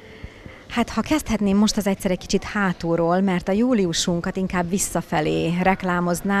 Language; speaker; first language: Hungarian; native; Hungarian